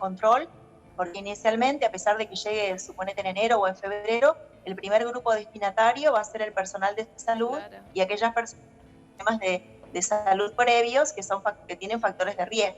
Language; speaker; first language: Spanish; native; Spanish